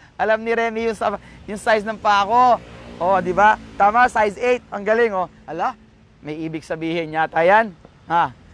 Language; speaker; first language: Filipino; non-native, local second language; Pampanga